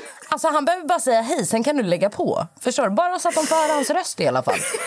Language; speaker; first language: Swedish; native; Swedish